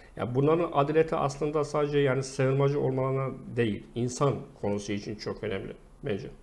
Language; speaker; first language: Turkish; non-native, fluent; Arabic